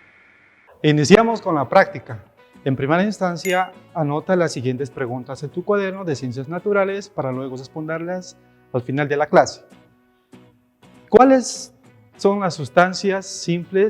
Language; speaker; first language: Spanish; native; Spanish